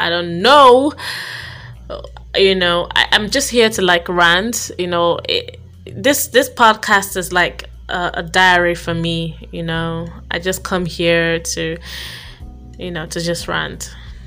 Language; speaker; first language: English; non-native, local second language; Igbo